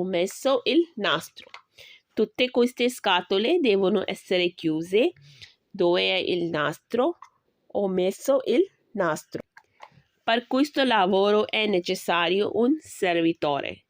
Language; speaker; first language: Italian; non-native, learner; Urdu